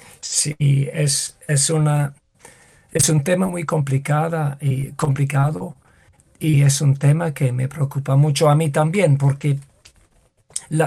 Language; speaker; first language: Spanish; non-native, fluent; English